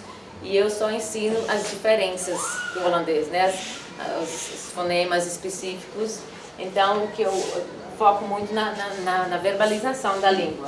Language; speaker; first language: Portuguese; non-native, fluent; Dutch